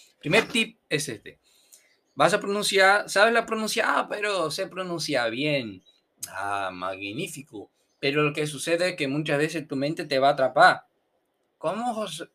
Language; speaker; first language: Spanish; non-native, fluent; Portuguese